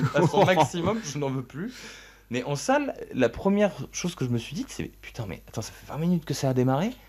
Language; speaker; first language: French; native; French